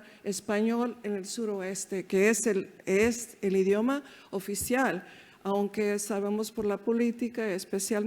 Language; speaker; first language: Spanish; early bilingual, heritage; Spanish